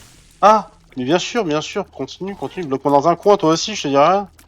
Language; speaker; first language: French; native; French